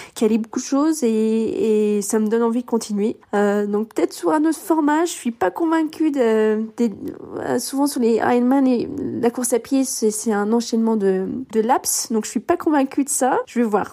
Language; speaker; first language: French; early bilingual, other home language; English